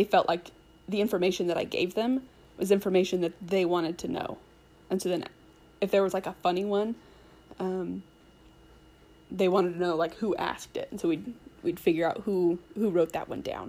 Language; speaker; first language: English; native; English